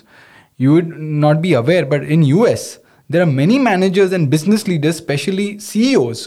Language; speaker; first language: English; non-native, local second language; Hindi